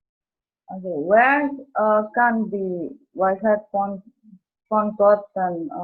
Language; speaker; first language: German; non-native, learner; Indonesian